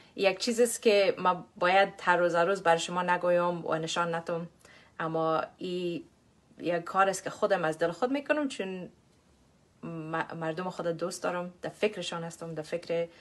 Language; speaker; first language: Persian; early bilingual, heritage; Persian